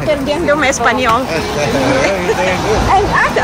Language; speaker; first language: Spanish; non-native, learner; Cebuano